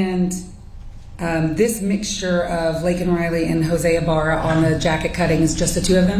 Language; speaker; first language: English; native; English